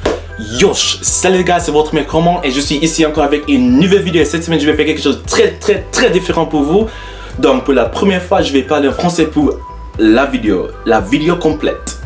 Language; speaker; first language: French; non-native, learner; English